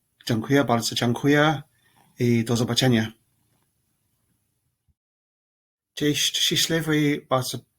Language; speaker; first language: Polish; non-native, learner; English